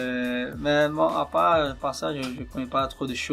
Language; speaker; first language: French; non-native, fluent; Portuguese